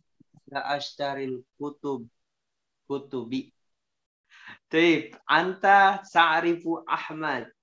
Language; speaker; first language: Arabic; non-native, fluent; Indonesian